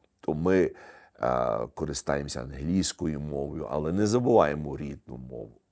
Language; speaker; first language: Ukrainian; early bilingual, heritage; Ukrainian